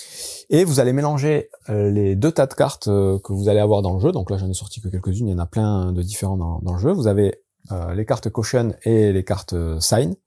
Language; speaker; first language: French; native; French